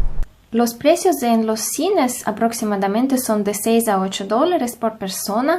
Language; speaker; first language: Spanish; non-native, fluent; Russian